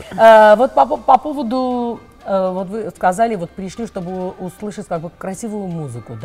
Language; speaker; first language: Russian; non-native, local second language; Armenian